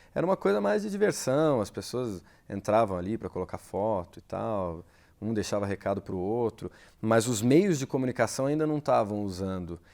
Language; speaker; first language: Portuguese; native; Portuguese